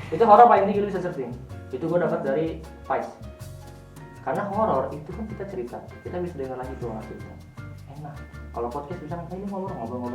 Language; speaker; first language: Indonesian; native; Indonesian